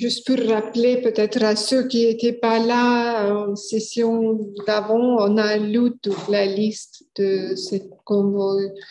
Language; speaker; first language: French; non-native, fluent; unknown